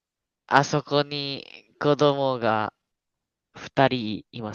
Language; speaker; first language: Japanese; non-native, learner; Malay